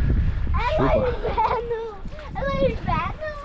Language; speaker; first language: Danish; non-native, learner; Ukrainian